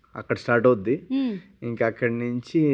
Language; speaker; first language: Telugu; native; Telugu